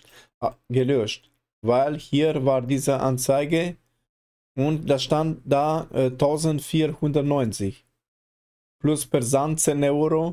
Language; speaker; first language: German; non-native, learner; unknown